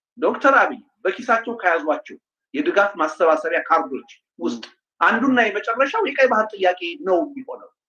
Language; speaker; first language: Amharic; native; Amharic